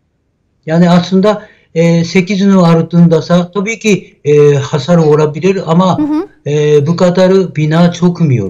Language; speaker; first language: Turkish; non-native, learner; Japanese